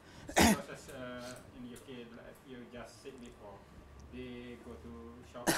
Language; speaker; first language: English; non-native, learner; Malay